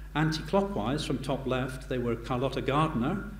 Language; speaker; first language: English; native; English